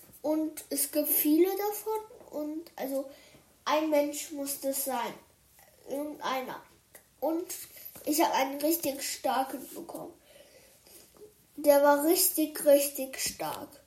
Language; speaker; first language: German; early bilingual, other home language; Chinese